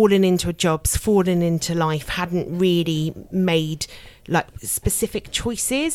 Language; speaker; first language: English; native; English